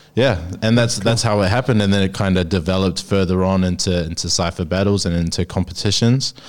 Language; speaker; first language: English; native; English